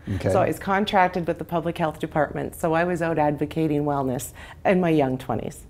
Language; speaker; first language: English; native; English